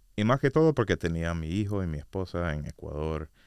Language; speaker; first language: Spanish; non-native, fluent; English